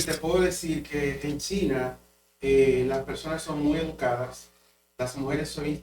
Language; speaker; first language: Spanish; native; Spanish